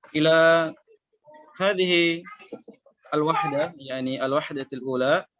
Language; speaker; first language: Arabic; non-native, fluent; Indonesian